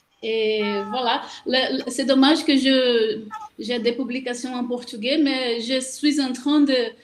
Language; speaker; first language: French; non-native, learner; Portuguese